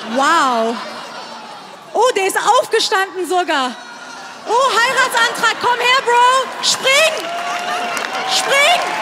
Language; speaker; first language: German; early bilingual, other home language; Persian